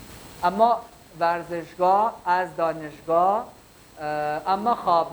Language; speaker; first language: Persian; non-native, fluent; Urdu